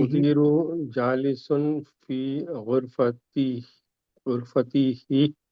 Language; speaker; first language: Arabic; non-native, learner; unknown